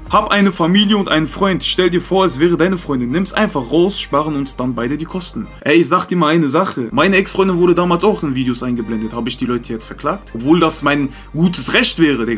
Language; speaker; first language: German; early bilingual, other home language; Turkish